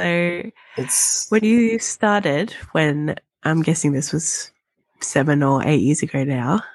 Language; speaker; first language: English; native; English